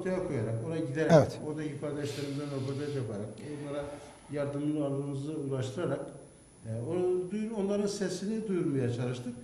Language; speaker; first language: Turkish; native; Turkish